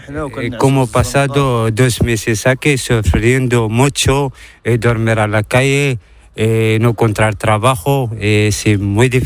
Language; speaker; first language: Spanish; non-native, learner; Arabic